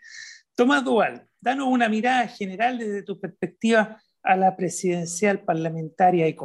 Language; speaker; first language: Spanish; native; Spanish